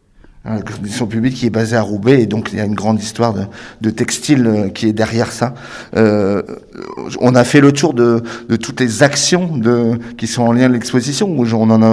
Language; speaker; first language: French; native; French